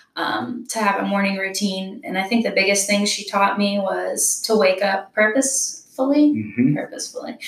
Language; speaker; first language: English; native; English